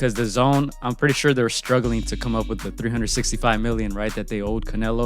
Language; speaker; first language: English; native; English